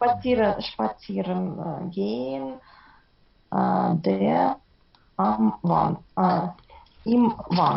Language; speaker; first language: German; non-native, learner; Ukrainian